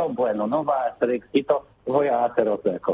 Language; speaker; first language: Spanish; non-native, learner; Polish